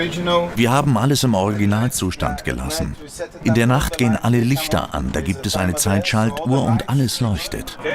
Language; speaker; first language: German; native; German